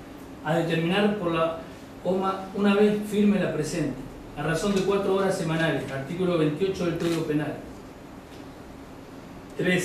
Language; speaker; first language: Spanish; native; Spanish